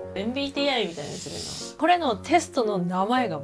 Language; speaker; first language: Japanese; native; Japanese